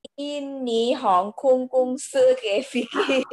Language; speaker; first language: Chinese; non-native, learner; Indonesian